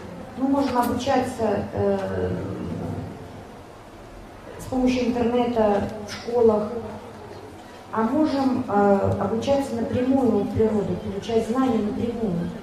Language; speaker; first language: Russian; native; Russian